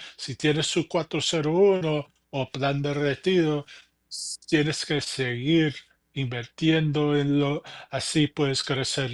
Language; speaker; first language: Spanish; early bilingual, heritage; English